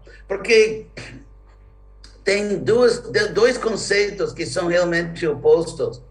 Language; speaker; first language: Portuguese; non-native, fluent; English